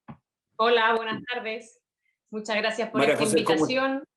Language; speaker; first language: Spanish; native; Spanish